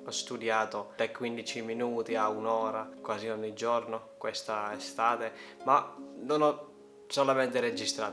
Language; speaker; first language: Italian; non-native, learner; Finnish